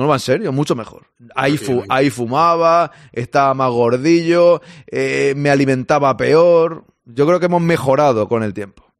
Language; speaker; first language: Spanish; native; Spanish